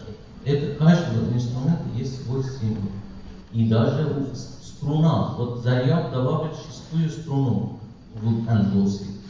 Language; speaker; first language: Russian; non-native, learner; Persian